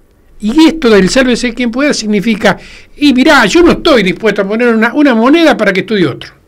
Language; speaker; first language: Spanish; native; Spanish